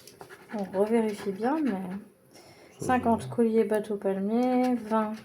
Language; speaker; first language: French; native; French